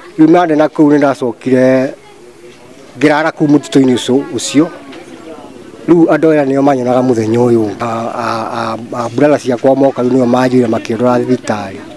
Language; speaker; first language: Kikuyu; native; Kikuyu